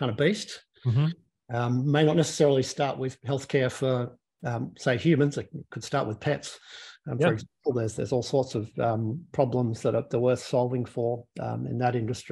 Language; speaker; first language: English; native; English